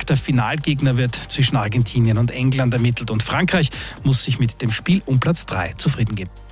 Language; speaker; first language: German; native; German